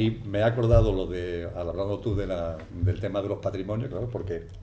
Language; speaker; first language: Spanish; native; Spanish